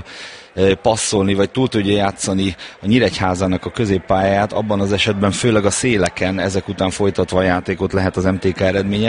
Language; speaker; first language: Hungarian; native; Hungarian